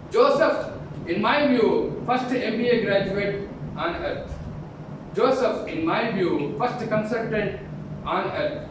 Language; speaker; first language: English; non-native, local second language; Telugu